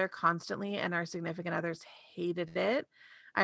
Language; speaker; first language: English; native; English